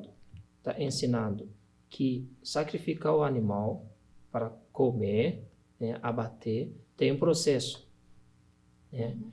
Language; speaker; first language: Portuguese; non-native, learner; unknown